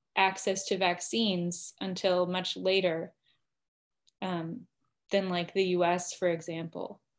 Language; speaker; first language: English; native; English